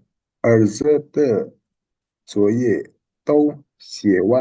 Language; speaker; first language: Chinese; non-native, learner; Indonesian